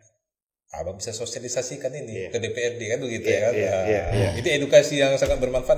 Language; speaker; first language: Indonesian; native; Indonesian